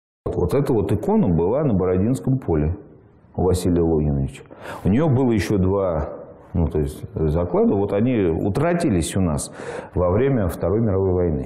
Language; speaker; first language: Russian; native; Russian